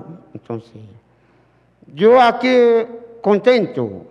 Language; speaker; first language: Spanish; non-native, learner; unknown